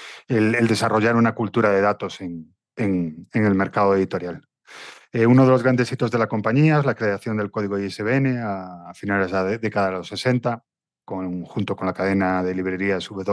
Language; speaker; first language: Spanish; native; Spanish